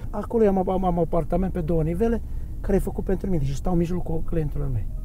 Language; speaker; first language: Romanian; non-native, fluent; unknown